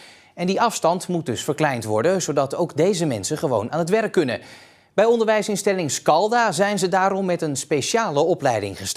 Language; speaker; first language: Dutch; native; Dutch